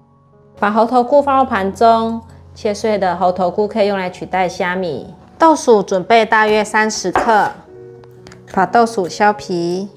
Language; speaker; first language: Chinese; native; Chinese